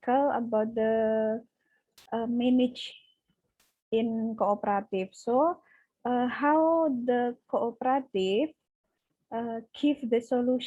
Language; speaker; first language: English; non-native, learner; Indonesian